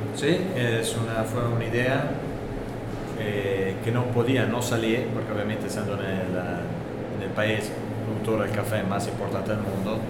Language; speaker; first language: Spanish; non-native, learner; Italian